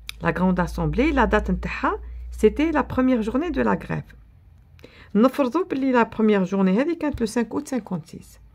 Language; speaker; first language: French; non-native, local second language; Arabic